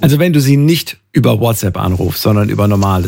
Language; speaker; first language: German; native; German